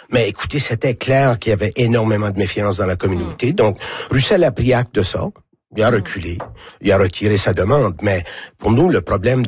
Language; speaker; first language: French; native; French